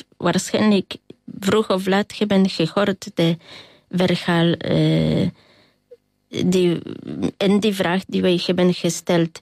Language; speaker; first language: Dutch; non-native, learner; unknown